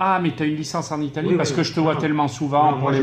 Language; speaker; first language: French; native; French